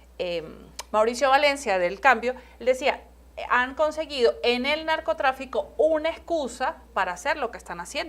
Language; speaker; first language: Spanish; native; Spanish